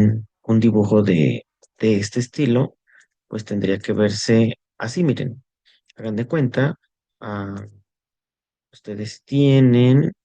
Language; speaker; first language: Spanish; native; Spanish